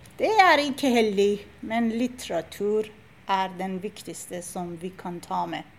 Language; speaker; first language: Norwegian; non-native, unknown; Persian